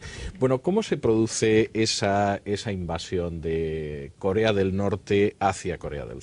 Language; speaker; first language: Spanish; native; Spanish